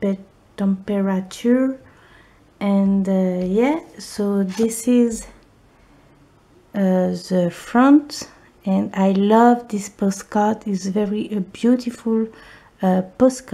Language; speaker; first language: English; non-native, learner; French